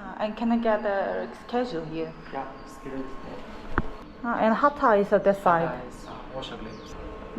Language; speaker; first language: English; non-native, learner; Korean